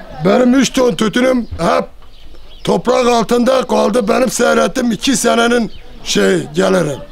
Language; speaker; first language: Turkish; non-native, local second language; Kurdish